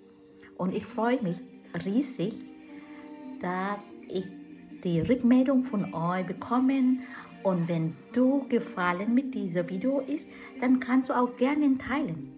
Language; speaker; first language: German; non-native, fluent; Vietnamese